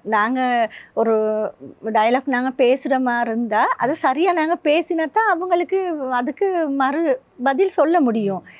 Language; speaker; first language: Tamil; native; Tamil